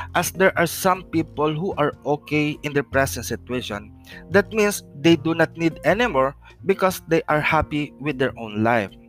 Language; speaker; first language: English; non-native, local second language; Filipino